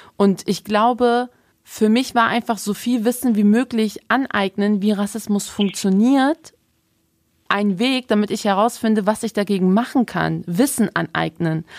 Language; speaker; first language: German; native; German